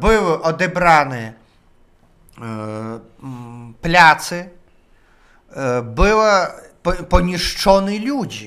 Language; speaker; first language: Polish; non-native, learner; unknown